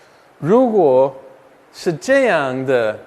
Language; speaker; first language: Chinese; non-native, fluent; English